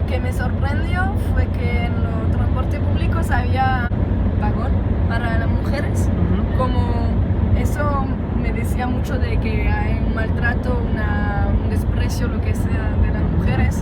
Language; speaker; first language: Spanish; non-native, fluent; French